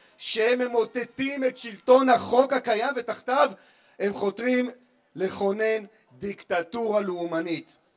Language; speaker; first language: Hebrew; native; Hebrew